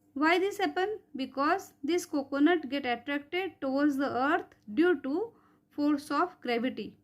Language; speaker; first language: English; non-native, local second language; Marathi